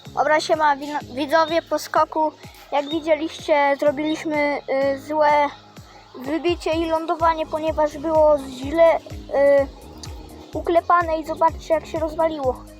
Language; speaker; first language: Polish; native; Polish